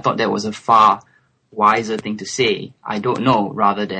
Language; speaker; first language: English; native; English